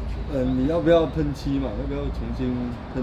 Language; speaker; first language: Chinese; native; Chinese